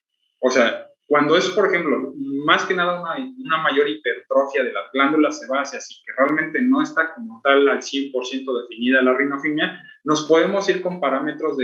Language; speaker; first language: Spanish; native; Spanish